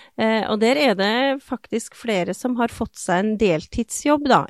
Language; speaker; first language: Norwegian; native; Norwegian